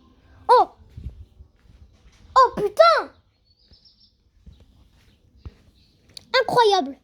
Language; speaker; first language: French; native; French